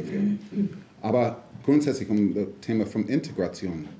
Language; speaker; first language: German; non-native, fluent; English